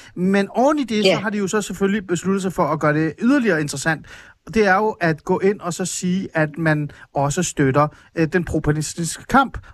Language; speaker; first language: Danish; early bilingual, other home language; Persian